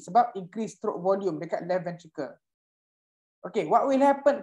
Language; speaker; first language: English; non-native, local second language; Malay